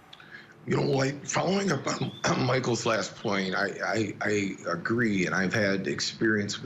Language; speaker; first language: English; native; English